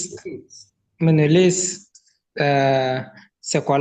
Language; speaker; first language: Indonesian; non-native, learner; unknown